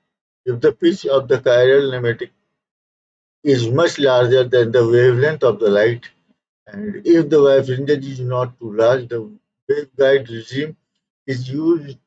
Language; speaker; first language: English; non-native, local second language; Hindi